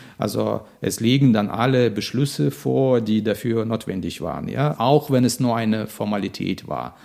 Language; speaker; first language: German; non-native, fluent; Russian